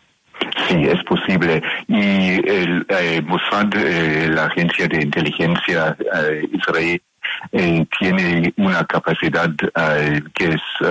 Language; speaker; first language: Spanish; non-native, learner; English